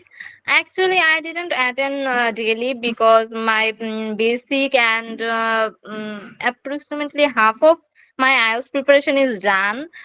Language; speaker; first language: English; non-native, learner; Bangla